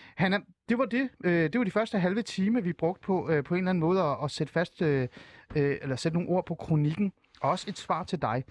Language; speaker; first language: Danish; early bilingual, other home language; Persian